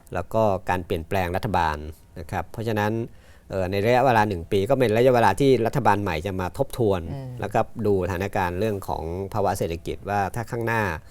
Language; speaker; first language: Thai; native; Thai